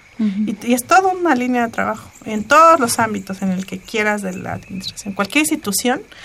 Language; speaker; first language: Spanish; non-native, local second language; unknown